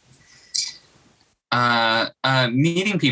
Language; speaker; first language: English; native; English